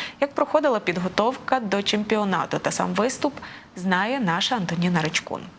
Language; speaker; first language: Ukrainian; native; Ukrainian